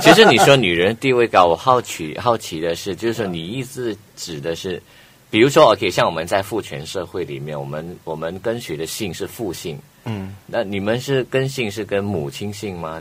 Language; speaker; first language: Chinese; native; Chinese